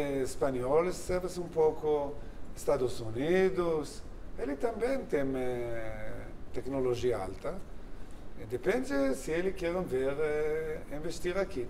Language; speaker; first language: Portuguese; non-native, learner; Hebrew